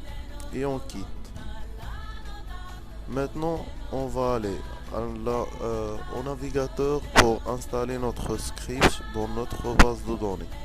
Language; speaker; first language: French; non-native, local second language; Arabic